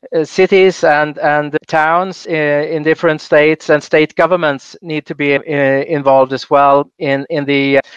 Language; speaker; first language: English; non-native, fluent; Swedish